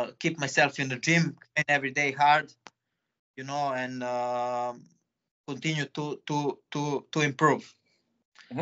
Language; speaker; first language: English; non-native, fluent; Serbian